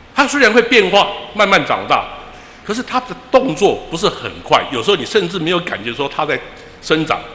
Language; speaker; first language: Chinese; native; Chinese